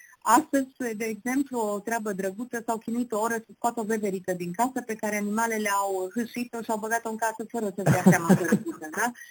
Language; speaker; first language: Romanian; native; Romanian